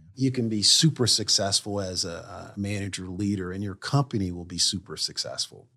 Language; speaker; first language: English; native; English